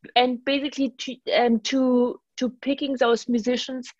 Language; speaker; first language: English; non-native, fluent; German